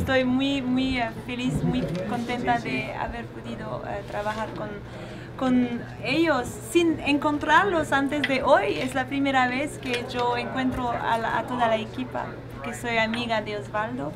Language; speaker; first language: Spanish; non-native, learner; French